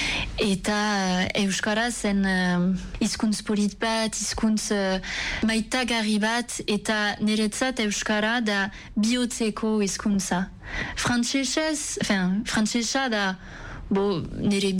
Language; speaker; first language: Basque; non-native, local second language; French